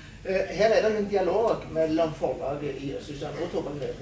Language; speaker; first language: Norwegian; native; Norwegian